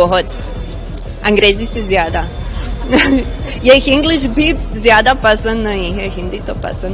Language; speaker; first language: Hindi; non-native, learner; Croatian